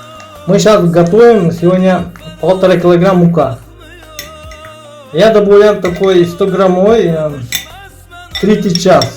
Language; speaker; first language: Russian; non-native, learner; Uzbek